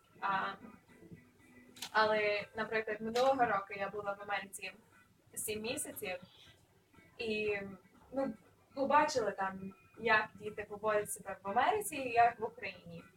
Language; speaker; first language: Ukrainian; early bilingual, other home language; English